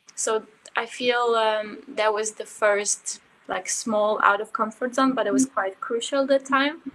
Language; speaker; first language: English; early bilingual, other home language; Ukrainian